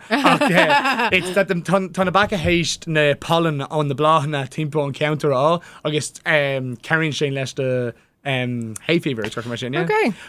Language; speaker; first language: Irish; non-native, local second language; English